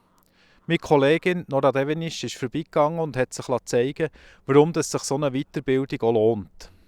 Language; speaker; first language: German; native; German